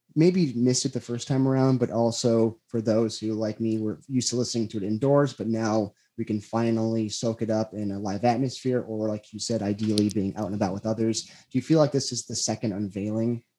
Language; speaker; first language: English; native; English